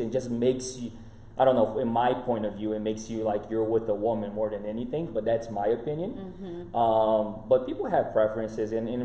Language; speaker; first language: English; non-native, fluent; Portuguese